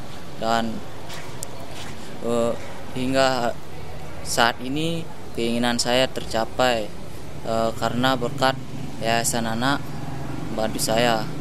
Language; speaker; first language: Indonesian; non-native, local second language; Balinese